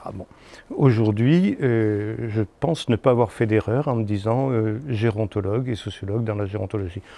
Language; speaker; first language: French; native; French